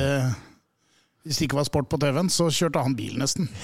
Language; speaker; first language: Norwegian; native; Norwegian